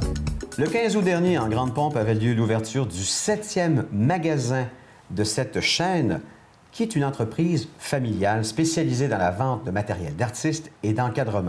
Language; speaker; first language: French; native; French